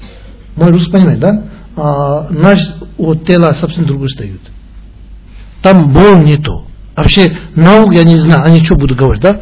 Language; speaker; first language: Russian; non-native, learner; Tibetan